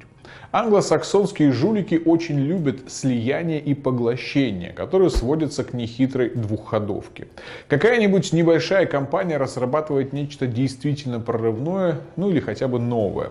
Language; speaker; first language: Russian; native; Russian